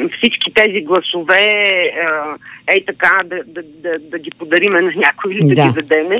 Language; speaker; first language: Bulgarian; native; Bulgarian